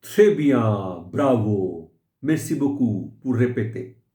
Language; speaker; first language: French; non-native, fluent; Hindi